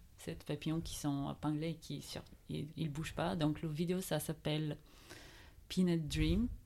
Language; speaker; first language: French; non-native, fluent; Bulgarian